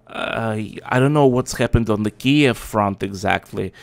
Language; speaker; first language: English; non-native, fluent; Russian